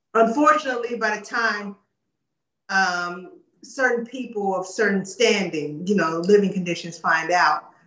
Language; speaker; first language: English; native; English